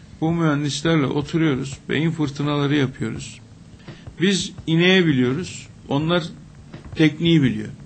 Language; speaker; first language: Turkish; native; Turkish